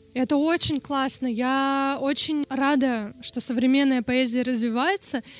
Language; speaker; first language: Russian; non-native, local second language; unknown